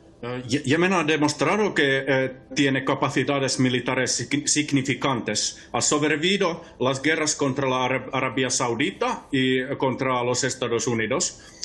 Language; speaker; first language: Spanish; non-native, fluent; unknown